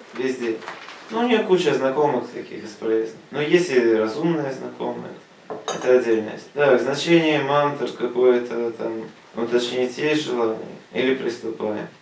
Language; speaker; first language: Russian; native; Russian